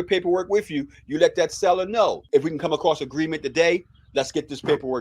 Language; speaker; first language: English; native; English